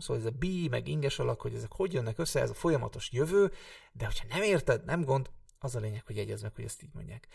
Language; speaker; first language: Hungarian; native; Hungarian